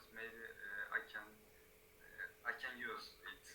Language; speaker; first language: English; non-native, learner; Turkish